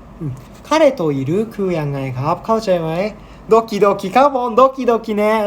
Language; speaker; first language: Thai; non-native, learner; Japanese